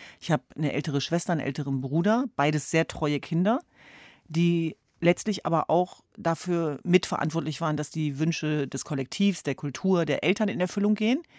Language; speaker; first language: German; early bilingual, other home language; Kurdish